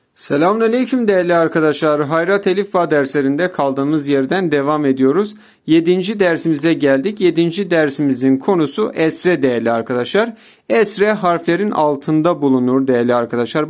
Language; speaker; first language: Turkish; native; Turkish